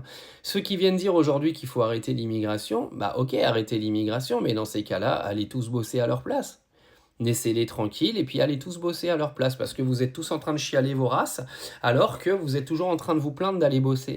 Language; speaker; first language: French; native; French